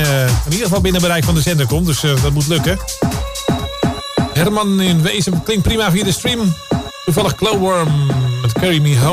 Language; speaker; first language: Dutch; native; Dutch